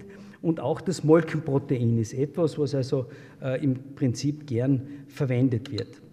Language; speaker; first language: German; native; German